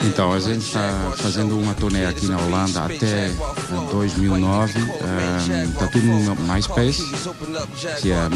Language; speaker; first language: Portuguese; non-native, learner; Dutch